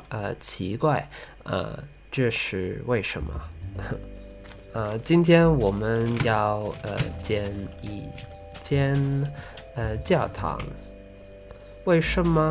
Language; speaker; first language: Chinese; early bilingual, heritage; Chinese